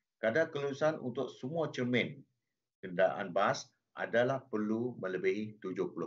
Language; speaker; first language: Malay; non-native, local second language; Chinese